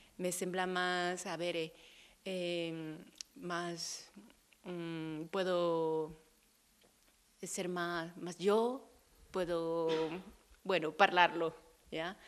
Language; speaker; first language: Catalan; non-native, learner; Spanish